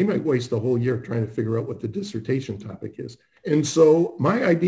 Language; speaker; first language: English; native; English